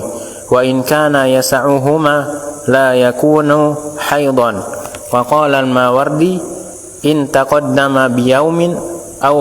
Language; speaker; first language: Arabic; non-native, fluent; Indonesian